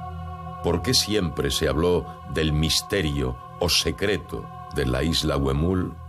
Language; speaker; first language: Spanish; native; Spanish